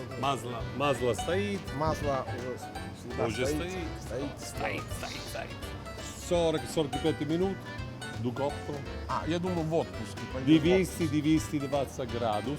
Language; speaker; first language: Russian; non-native, learner; Italian